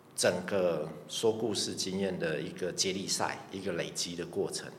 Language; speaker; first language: Chinese; native; Chinese